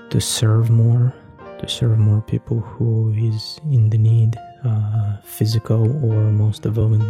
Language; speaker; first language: English; non-native, fluent; Russian